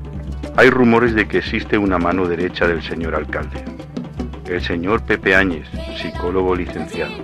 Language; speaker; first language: Spanish; native; Spanish